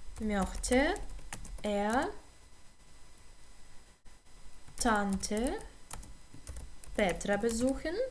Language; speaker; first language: German; non-native, fluent; Ukrainian